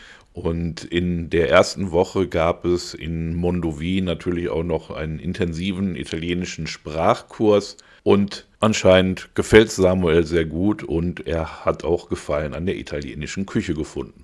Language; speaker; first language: German; native; German